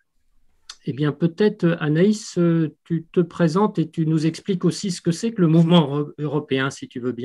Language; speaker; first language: French; native; French